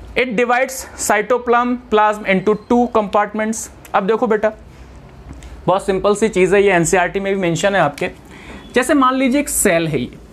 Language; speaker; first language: Hindi; native; Hindi